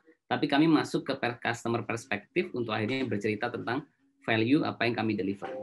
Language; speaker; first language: Indonesian; native; Indonesian